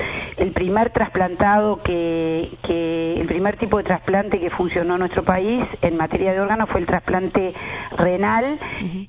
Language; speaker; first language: Spanish; native; Spanish